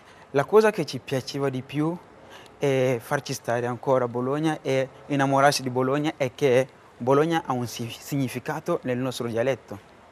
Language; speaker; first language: Italian; non-native, fluent; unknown